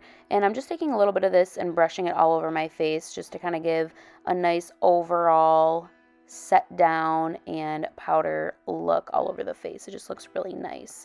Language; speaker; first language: English; native; English